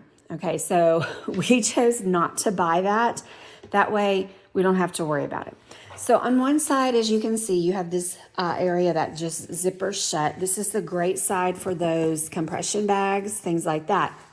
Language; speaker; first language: English; native; English